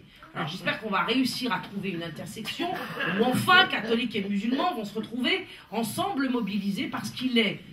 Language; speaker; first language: French; native; French